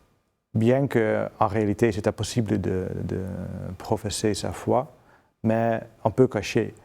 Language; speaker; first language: French; non-native, fluent; Dutch